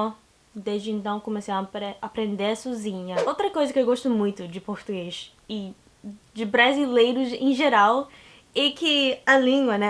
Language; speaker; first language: Portuguese; non-native, learner; English